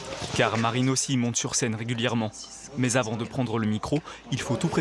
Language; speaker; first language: French; native; French